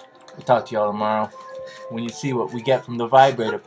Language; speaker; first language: English; native; English